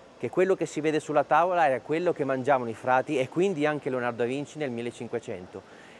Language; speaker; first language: Italian; native; Italian